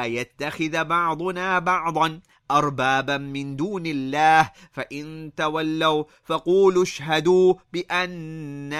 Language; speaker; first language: Arabic; non-native, fluent; English